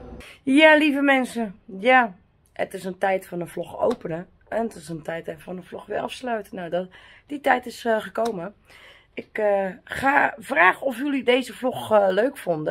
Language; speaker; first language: Dutch; native; Dutch